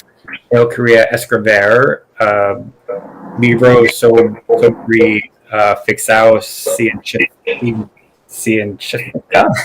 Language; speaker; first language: Portuguese; non-native, learner; English